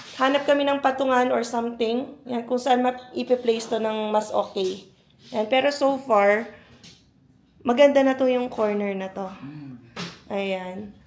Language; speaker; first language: Filipino; native; Filipino